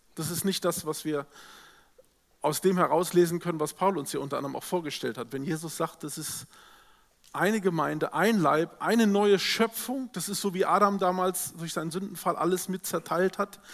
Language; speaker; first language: German; native; German